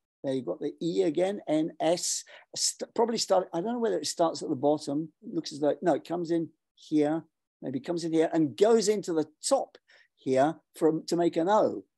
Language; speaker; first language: English; native; English